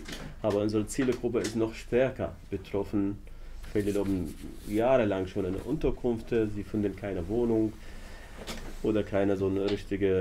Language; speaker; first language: German; non-native, learner; Arabic